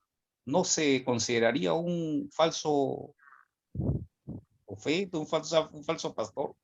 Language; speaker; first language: Spanish; native; Spanish